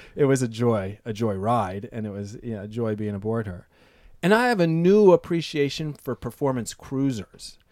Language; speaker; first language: English; native; English